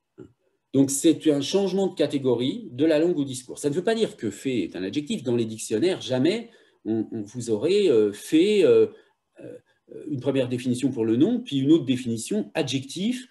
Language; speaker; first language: French; native; French